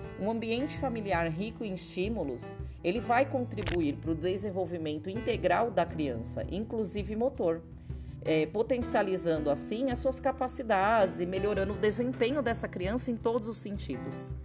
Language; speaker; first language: Portuguese; native; Portuguese